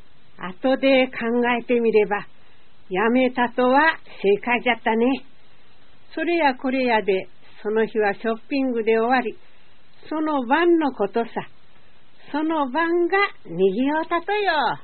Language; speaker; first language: Japanese; native; Japanese